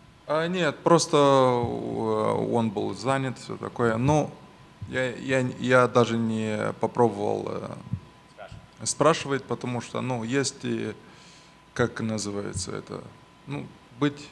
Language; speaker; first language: Russian; non-native, local second language; Romanian